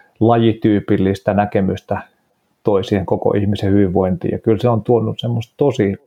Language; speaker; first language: Finnish; native; Finnish